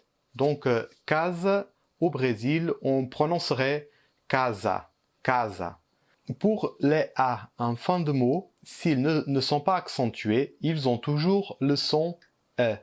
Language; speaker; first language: French; early bilingual, heritage; Portuguese